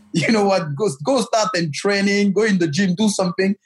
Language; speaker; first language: English; non-native, fluent; French